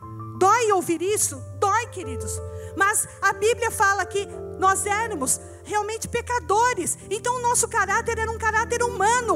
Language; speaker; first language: Portuguese; native; Portuguese